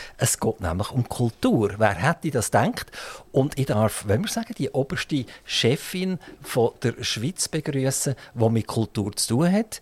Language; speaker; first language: German; native; German